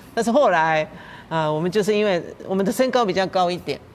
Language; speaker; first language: Chinese; non-native, fluent; Japanese